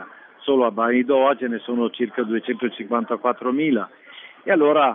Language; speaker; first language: Italian; native; Italian